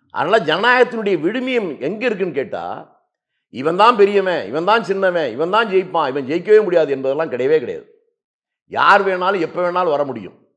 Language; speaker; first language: Tamil; native; Tamil